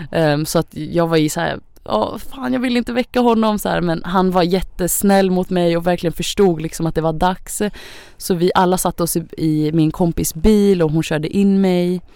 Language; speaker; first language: Swedish; early bilingual, other home language; Thai